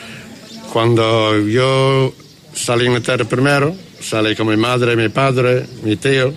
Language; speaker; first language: Spanish; non-native, learner; English